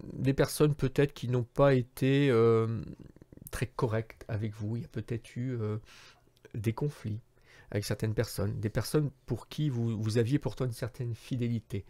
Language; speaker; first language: French; native; French